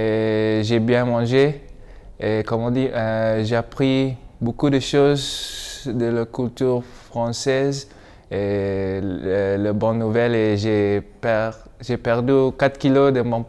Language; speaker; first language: French; non-native, learner; Malay